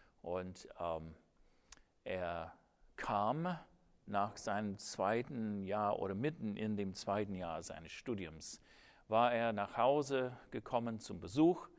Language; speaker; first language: German; non-native, fluent; English